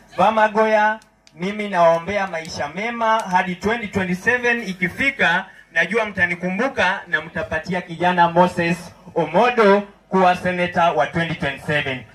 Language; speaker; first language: Swahili; non-native, local second language; Luyia